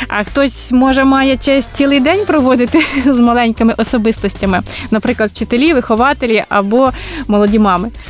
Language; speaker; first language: Ukrainian; native; Ukrainian